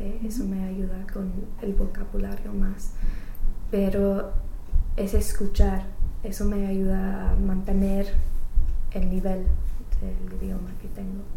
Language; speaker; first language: Spanish; non-native, learner; English